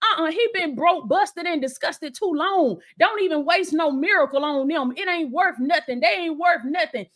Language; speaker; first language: English; native; English